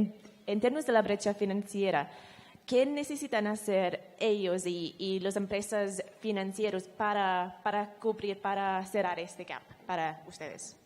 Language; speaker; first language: Spanish; non-native, fluent; English